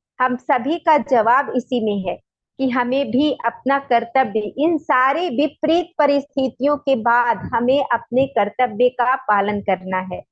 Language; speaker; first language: Hindi; native; Hindi